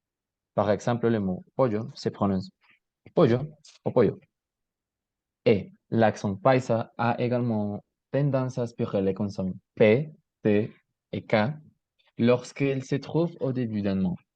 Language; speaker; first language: French; non-native, learner; Spanish